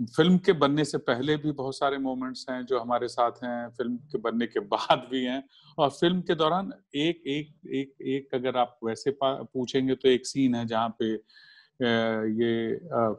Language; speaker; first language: Hindi; native; Hindi